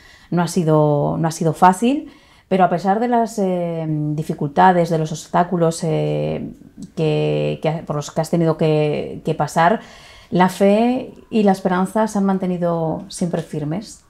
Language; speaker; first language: Spanish; native; Spanish